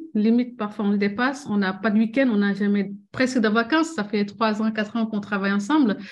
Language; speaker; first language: French; non-native, local second language; Wolof